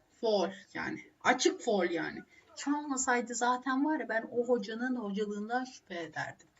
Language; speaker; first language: Turkish; native; Turkish